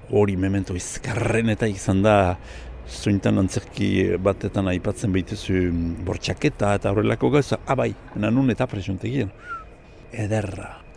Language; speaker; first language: Basque; native; Basque